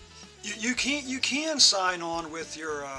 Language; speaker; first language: English; native; English